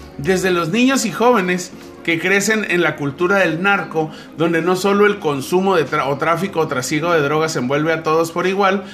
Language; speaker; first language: Spanish; native; Spanish